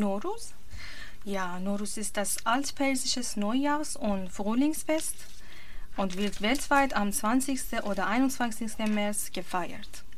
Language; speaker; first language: German; non-native, learner; Persian